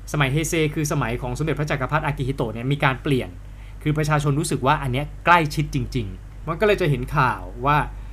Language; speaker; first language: Thai; native; Thai